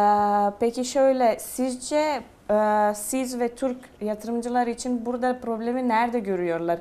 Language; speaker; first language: Turkish; non-native, fluent; Serbian